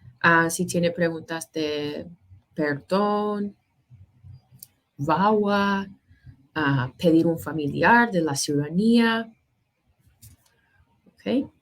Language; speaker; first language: Spanish; non-native, fluent; English